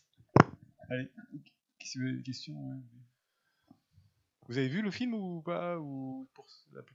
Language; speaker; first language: French; native; French